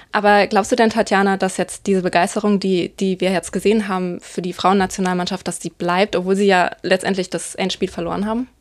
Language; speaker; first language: German; early bilingual, other home language; Bosnian